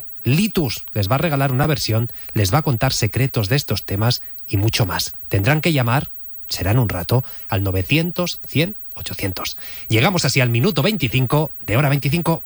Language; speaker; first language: Spanish; native; Spanish